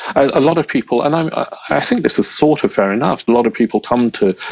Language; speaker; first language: English; native; English